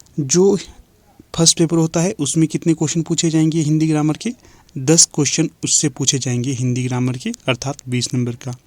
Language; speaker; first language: Hindi; native; Hindi